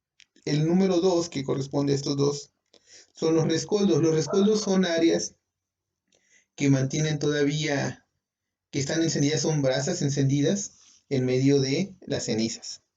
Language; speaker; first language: Spanish; native; Spanish